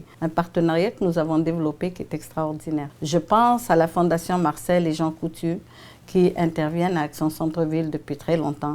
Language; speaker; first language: French; native; French